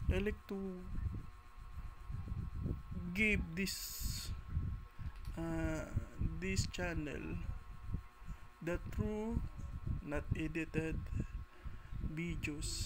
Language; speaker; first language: English; non-native, learner; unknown